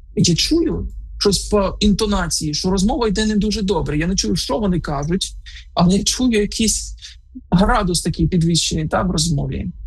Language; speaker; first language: Ukrainian; native; Ukrainian